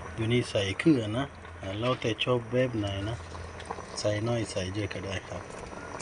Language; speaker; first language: Thai; non-native, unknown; Urdu